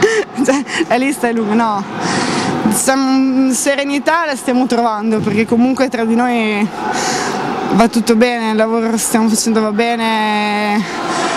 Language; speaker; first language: Italian; native; Italian